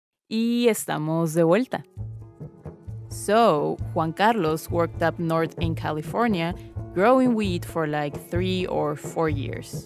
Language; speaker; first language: English; native; English